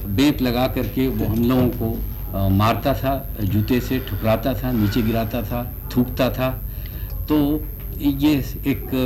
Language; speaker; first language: Hindi; native; Hindi